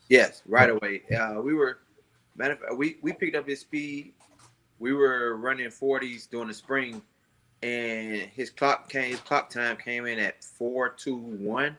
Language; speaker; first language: English; native; English